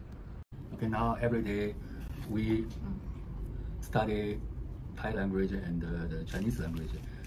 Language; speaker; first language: English; non-native, learner; Chinese